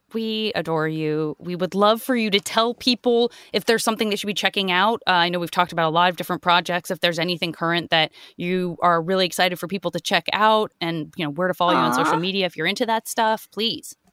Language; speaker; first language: English; native; English